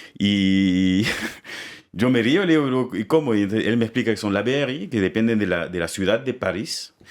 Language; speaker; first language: Spanish; native; Spanish